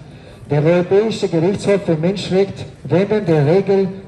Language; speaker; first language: German; non-native, learner; Chechen